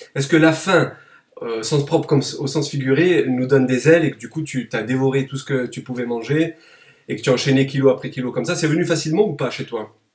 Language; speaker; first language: French; native; French